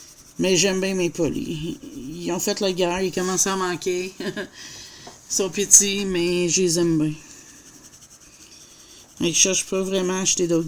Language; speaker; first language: French; native; French